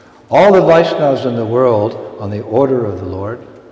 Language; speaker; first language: English; native; English